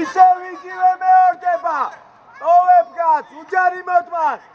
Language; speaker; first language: Georgian; native; Georgian